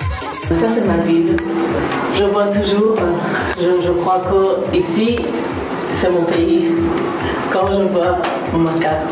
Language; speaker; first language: French; non-native, learner; Kurdish